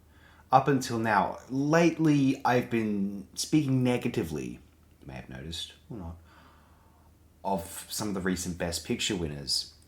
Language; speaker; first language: English; native; English